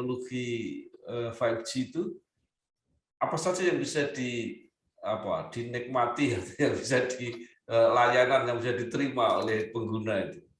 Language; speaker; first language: Indonesian; native; Indonesian